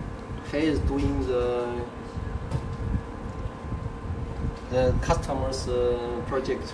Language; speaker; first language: English; non-native, learner; Chinese